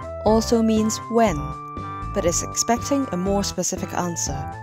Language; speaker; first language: English; non-native, local second language; Cantonese